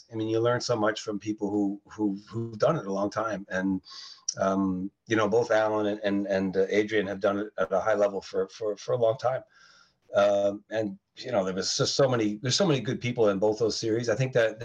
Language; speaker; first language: English; native; English